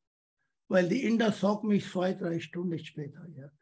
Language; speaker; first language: German; non-native, learner; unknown